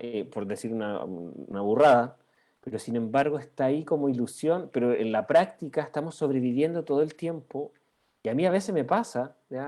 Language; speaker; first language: Spanish; native; Spanish